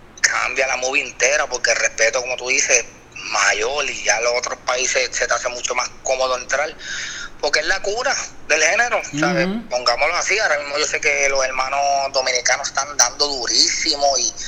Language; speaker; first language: Spanish; native; Spanish